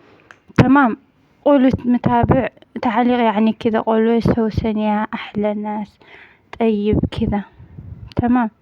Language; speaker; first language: Arabic; non-native, learner; Amharic